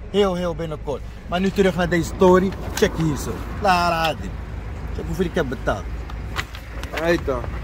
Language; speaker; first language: Dutch; non-native, fluent; Arabic